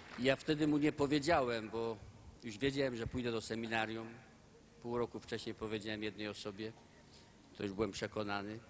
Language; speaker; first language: Polish; native; Polish